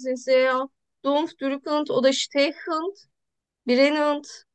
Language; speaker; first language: German; non-native, learner; Turkish